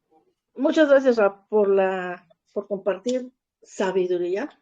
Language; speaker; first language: Spanish; native; Spanish